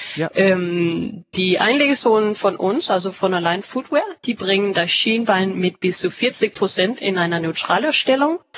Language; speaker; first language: German; non-native, fluent; Danish